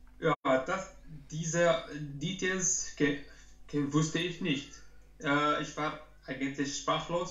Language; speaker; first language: German; non-native, learner; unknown